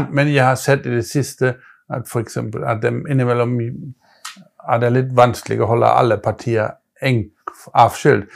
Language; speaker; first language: Norwegian; non-native, fluent; German